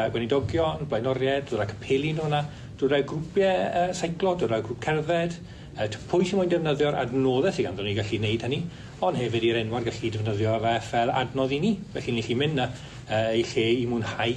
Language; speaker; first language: Welsh; native; Welsh